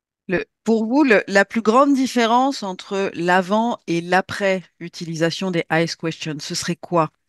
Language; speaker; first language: French; native; French